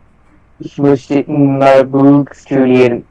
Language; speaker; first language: German; non-native, learner; Bangla